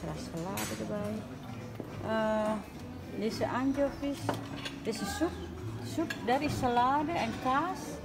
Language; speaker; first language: Dutch; non-native, learner; Indonesian